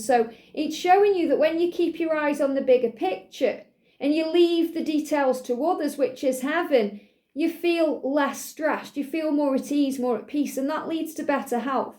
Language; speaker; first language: English; native; English